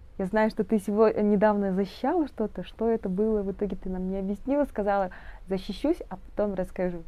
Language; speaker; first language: Russian; non-native, local second language; Kazakh